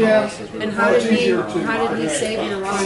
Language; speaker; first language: English; native; English